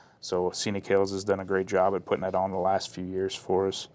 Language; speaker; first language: English; native; English